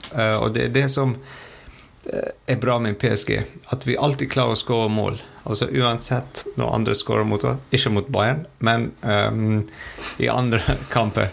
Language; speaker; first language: Norwegian; non-native, fluent; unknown